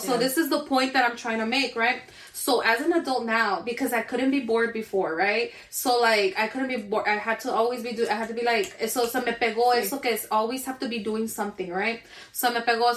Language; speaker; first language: English; early bilingual, other home language; Spanish